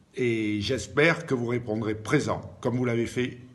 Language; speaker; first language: French; native; French